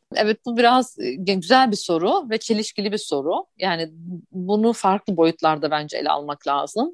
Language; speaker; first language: Turkish; early bilingual, heritage; Turkish